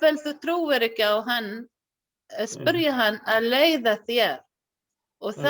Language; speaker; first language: Icelandic; non-native, learner; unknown